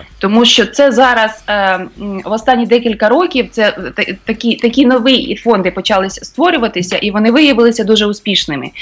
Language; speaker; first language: Ukrainian; native; Ukrainian